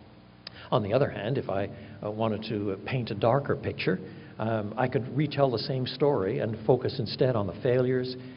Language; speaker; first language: English; native; English